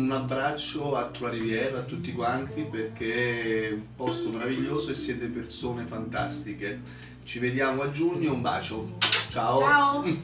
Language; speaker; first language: English; non-native, fluent; Italian